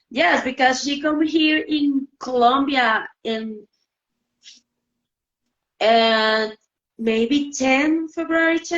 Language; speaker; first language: English; non-native, learner; Spanish